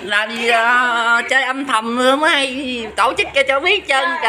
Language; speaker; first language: Vietnamese; native; Vietnamese